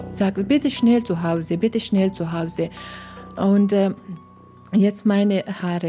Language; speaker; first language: German; non-native, learner; Persian